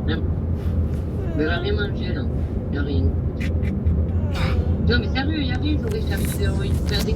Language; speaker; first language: French; native; French